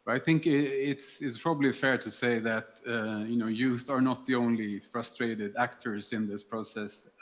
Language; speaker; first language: English; non-native, fluent; Swedish